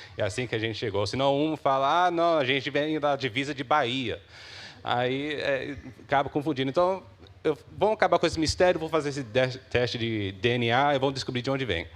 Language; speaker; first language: Portuguese; early bilingual, heritage; English